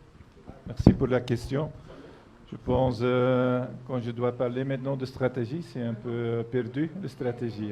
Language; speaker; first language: French; non-native, fluent; Dutch